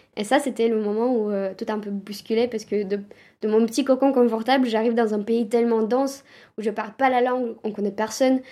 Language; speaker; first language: French; early bilingual, other home language; Romanian